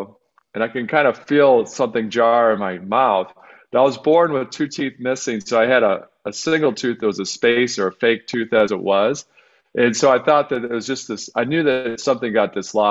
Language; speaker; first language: English; native; English